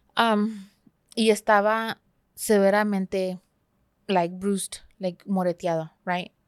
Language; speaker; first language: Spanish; early bilingual, heritage; Spanish